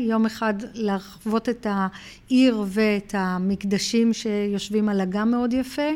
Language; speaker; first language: Hebrew; early bilingual, heritage; Hebrew